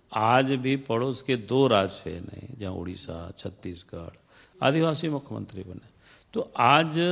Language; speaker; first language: Hindi; non-native, local second language; Santali